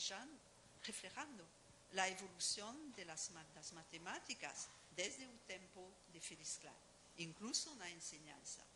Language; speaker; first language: Spanish; non-native, fluent; French